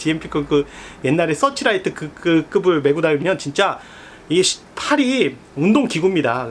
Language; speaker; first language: Korean; native; Korean